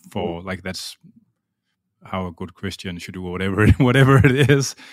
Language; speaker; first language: English; non-native, fluent; Danish